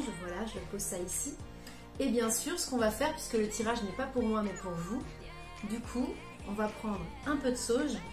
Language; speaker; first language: French; native; French